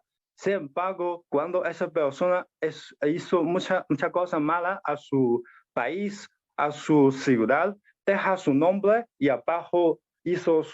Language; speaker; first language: Spanish; non-native, learner; Chinese